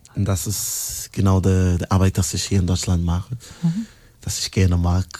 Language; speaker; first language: German; non-native, learner; Portuguese